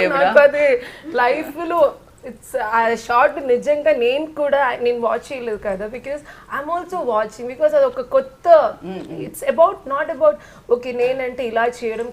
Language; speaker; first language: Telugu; non-native, learner; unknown